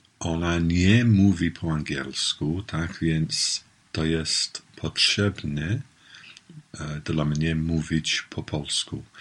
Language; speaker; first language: Polish; non-native, learner; English